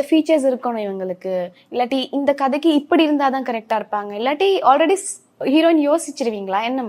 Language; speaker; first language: Tamil; native; Tamil